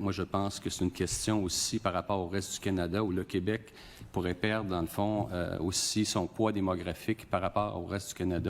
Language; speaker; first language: French; native; French